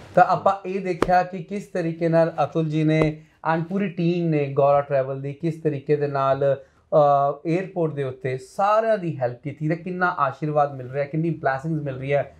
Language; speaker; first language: Punjabi; non-native, local second language; Hindi